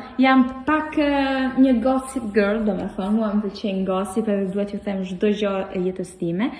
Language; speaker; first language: Albanian; early bilingual, heritage; Albanian